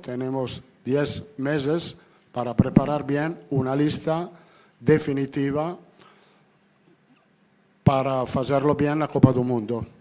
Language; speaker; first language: Portuguese; non-native, fluent; Italian